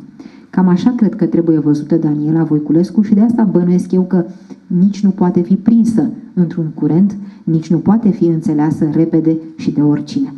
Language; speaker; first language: Romanian; native; Romanian